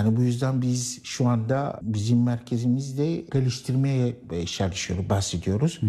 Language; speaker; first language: Turkish; non-native, learner; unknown